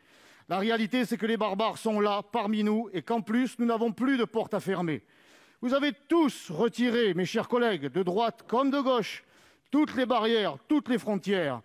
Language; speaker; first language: French; native; French